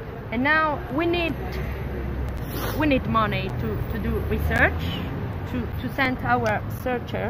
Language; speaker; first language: English; non-native, fluent; Italian